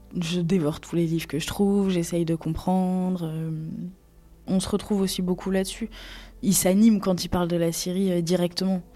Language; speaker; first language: French; native; French